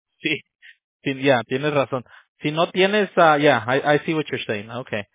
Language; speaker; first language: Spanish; early bilingual, heritage; Spanish